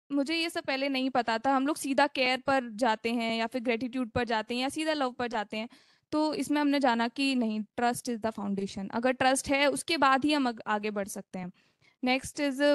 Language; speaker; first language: Hindi; native; Hindi